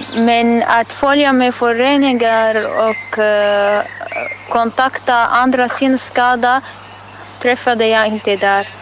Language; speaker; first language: Swedish; non-native, learner; Arabic